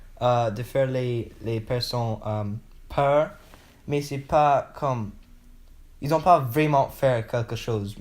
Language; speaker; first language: French; non-native, learner; English